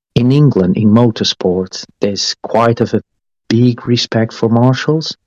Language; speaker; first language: English; non-native, fluent; Portuguese